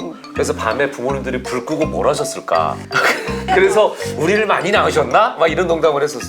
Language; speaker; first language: Korean; native; Korean